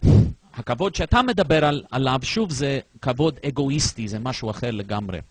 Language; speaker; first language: Hebrew; non-native, fluent; English